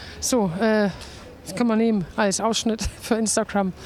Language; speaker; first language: German; native; German